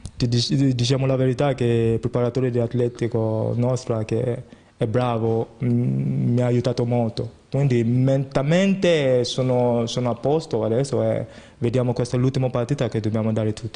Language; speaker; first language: Italian; non-native, fluent; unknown